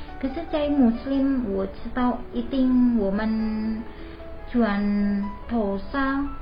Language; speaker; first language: Chinese; non-native, learner; Indonesian